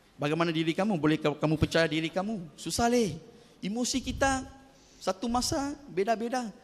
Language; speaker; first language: Malay; non-native, local second language; Tamil